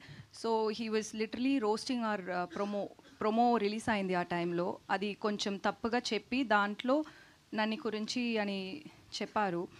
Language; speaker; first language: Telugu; non-native, fluent; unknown